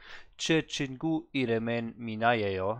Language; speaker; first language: Korean; non-native, learner; German